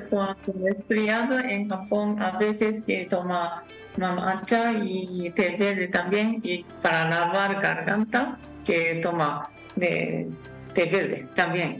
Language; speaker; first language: Spanish; non-native, learner; Japanese